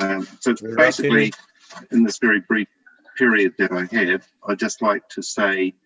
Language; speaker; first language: English; native; English